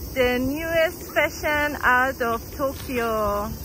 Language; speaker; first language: English; non-native, fluent; German